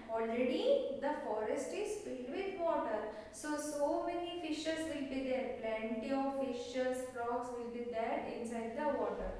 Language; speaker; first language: English; non-native, local second language; Kannada